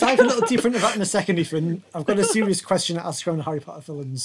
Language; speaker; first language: English; native; English